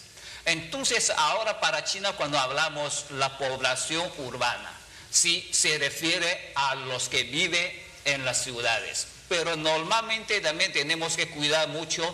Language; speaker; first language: Spanish; non-native, fluent; Chinese